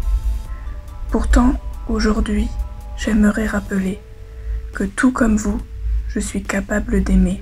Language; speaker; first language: French; native; French